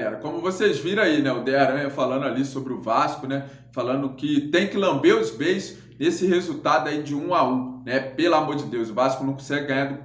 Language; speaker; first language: Portuguese; native; Portuguese